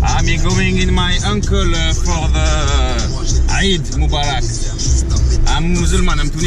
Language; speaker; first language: English; non-native, learner; Arabic